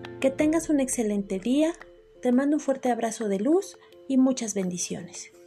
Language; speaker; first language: Spanish; native; Spanish